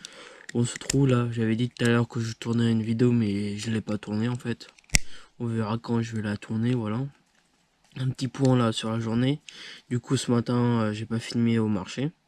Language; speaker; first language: French; native; French